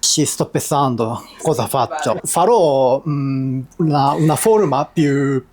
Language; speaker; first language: Italian; non-native, learner; Japanese